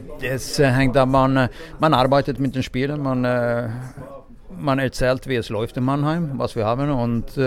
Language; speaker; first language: German; non-native, fluent; Swedish